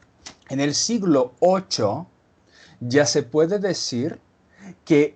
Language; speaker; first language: Spanish; non-native, fluent; Portuguese